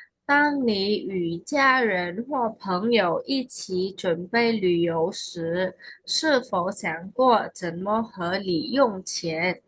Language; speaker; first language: Chinese; non-native, fluent; Khmer